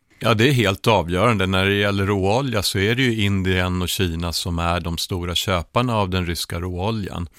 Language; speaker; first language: Swedish; native; Swedish